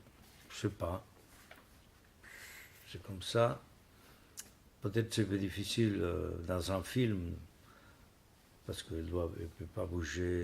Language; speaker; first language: French; non-native, learner; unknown